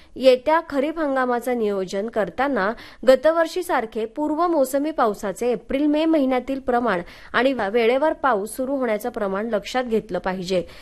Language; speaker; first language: Marathi; native; Marathi